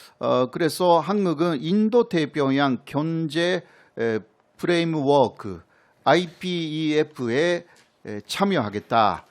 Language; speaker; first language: Korean; non-native, fluent; Japanese